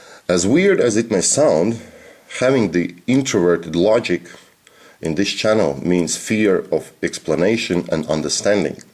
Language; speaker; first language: English; non-native, fluent; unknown